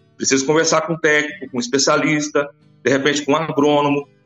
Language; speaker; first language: Portuguese; native; Portuguese